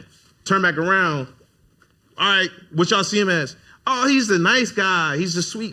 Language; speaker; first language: English; native; English